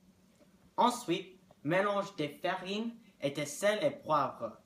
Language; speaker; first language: French; non-native, learner; English